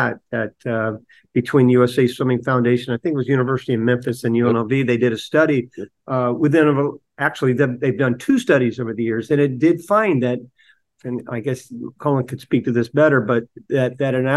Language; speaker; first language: English; native; English